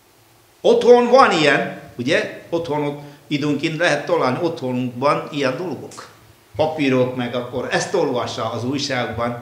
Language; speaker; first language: Hungarian; non-native, fluent; Malayalam